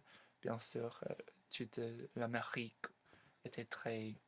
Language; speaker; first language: French; non-native, learner; English